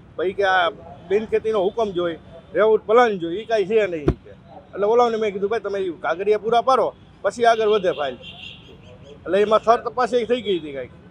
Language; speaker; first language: Gujarati; native; Gujarati